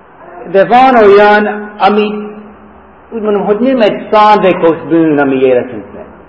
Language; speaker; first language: Hungarian; non-native, fluent; English